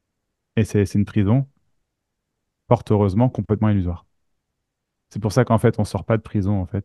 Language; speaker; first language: French; native; French